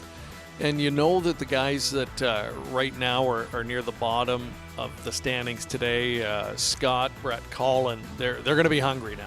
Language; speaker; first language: English; native; English